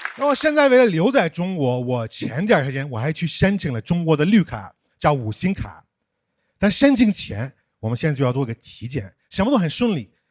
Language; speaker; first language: Chinese; non-native, fluent; English